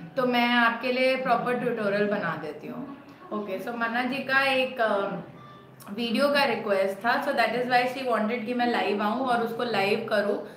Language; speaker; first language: Hindi; native; Hindi